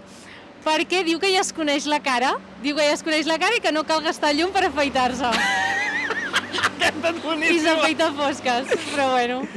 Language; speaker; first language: Catalan; native; Catalan